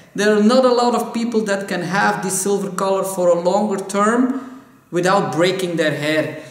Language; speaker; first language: English; non-native, fluent; Dutch